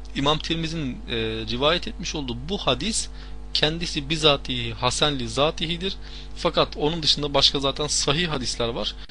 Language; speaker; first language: Turkish; non-native, fluent; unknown